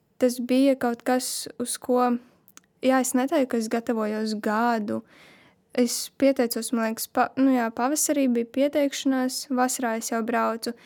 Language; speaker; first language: Latvian; non-native, local second language; Russian